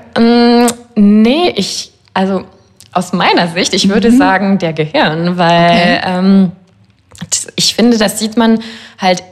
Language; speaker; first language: German; non-native, fluent; French